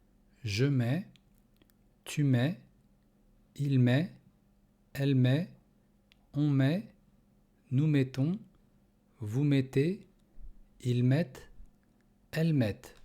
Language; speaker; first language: French; non-native, fluent; Russian